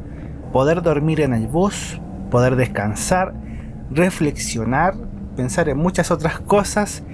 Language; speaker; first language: Spanish; native; Spanish